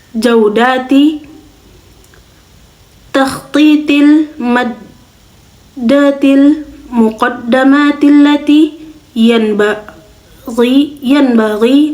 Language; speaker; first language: Arabic; non-native, learner; Indonesian